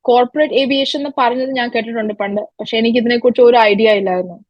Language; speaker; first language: Malayalam; early bilingual, other home language; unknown